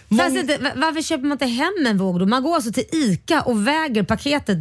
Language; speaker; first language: Swedish; native; Swedish